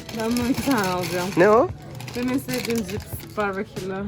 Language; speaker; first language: Turkish; native; Turkish